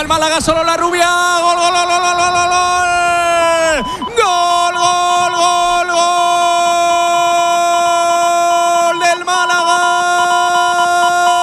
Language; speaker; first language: Spanish; native; Spanish